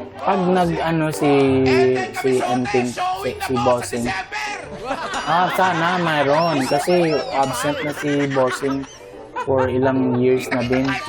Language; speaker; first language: Filipino; non-native, local second language; Hiligaynon